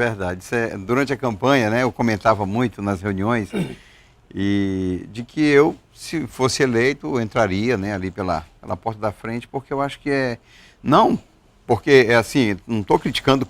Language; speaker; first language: Portuguese; native; Portuguese